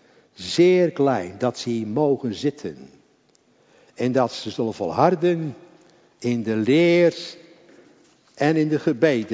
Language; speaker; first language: Dutch; native; Dutch